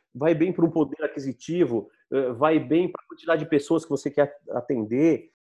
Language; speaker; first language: Portuguese; native; Portuguese